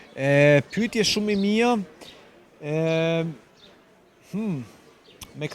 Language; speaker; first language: Albanian; non-native, fluent; German